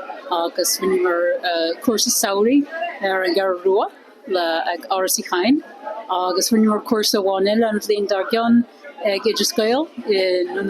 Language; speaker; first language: Irish; non-native, fluent; English